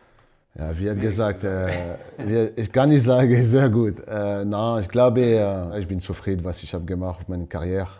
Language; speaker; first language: German; non-native, learner; French